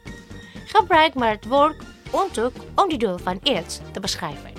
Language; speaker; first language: Dutch; non-native, learner; Indonesian